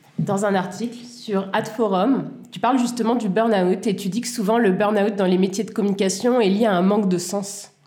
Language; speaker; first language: French; native; French